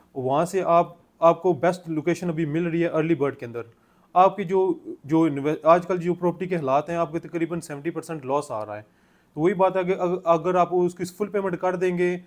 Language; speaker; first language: Urdu; early bilingual, heritage; Urdu